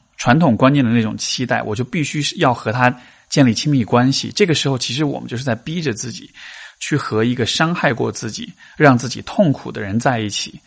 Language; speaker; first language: Chinese; native; Chinese